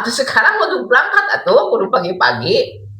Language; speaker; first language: Indonesian; non-native, local second language; Sundanese